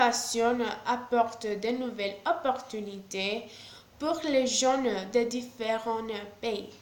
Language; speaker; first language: French; non-native, learner; Spanish